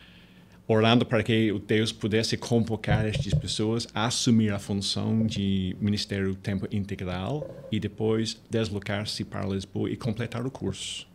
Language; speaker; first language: Portuguese; non-native, fluent; English